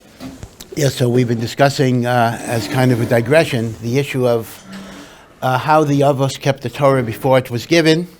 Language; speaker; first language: English; native; English